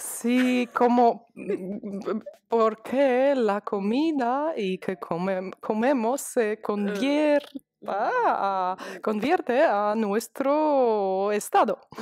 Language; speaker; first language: Spanish; non-native, fluent; Polish